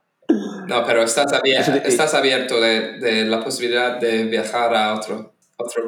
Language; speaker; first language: Spanish; non-native, fluent; English